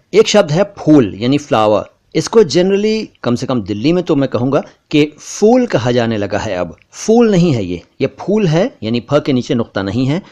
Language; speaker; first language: Hindi; native; Hindi